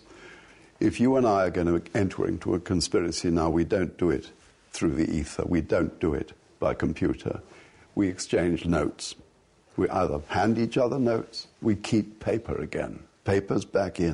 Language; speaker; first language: English; native; English